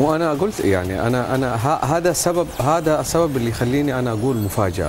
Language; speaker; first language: Arabic; native; Arabic